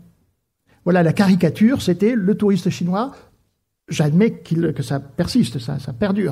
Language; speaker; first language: French; native; French